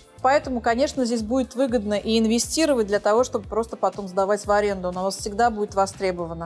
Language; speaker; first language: Russian; native; Russian